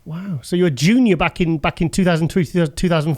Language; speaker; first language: English; native; English